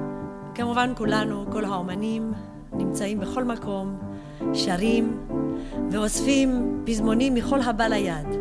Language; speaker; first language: Hebrew; native; Hebrew